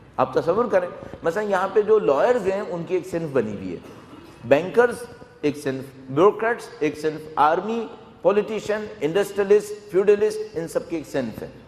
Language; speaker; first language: Urdu; native; Urdu